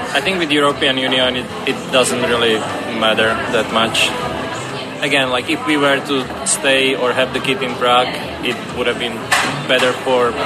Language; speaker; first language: English; non-native, fluent; Slovak